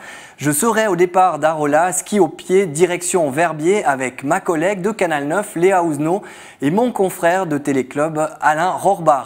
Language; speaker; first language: French; native; French